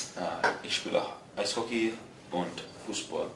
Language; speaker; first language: German; non-native, learner; English